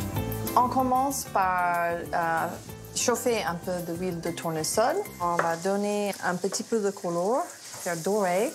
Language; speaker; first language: French; non-native, fluent; English